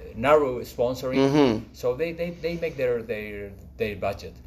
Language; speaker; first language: English; non-native, fluent; Spanish